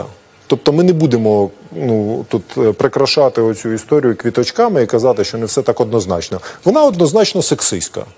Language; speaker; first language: Ukrainian; native; Ukrainian